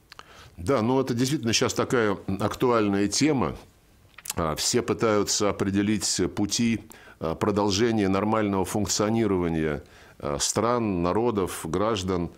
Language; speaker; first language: Russian; native; Russian